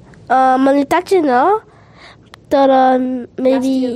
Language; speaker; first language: Nepali; early bilingual, heritage; Nepali